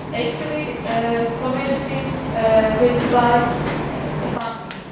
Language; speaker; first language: English; non-native, learner; Turkish